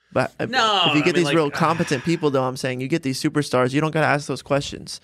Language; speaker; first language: English; native; English